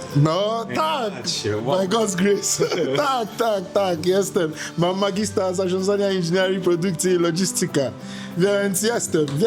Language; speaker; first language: Polish; non-native, learner; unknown